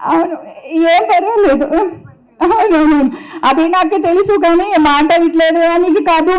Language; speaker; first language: Telugu; non-native, learner; Malayalam